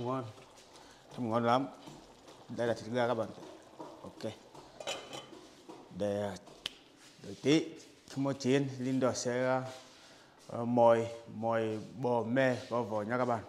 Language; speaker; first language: Vietnamese; non-native, learner; Portuguese